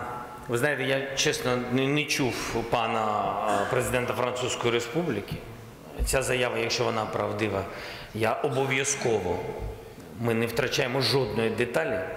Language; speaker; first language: Ukrainian; non-native, local second language; Russian